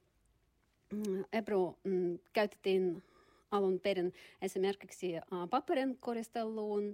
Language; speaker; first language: Finnish; non-native, learner; Russian